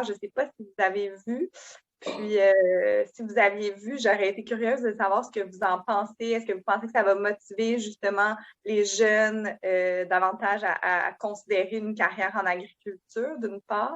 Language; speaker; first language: French; native; French